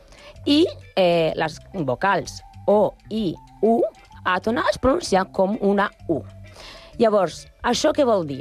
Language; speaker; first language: Catalan; non-native, learner; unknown